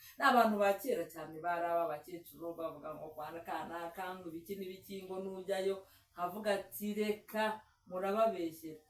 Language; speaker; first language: Kinyarwanda; native; Kinyarwanda